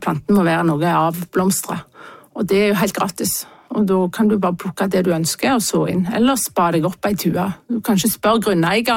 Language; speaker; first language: Norwegian; native; Norwegian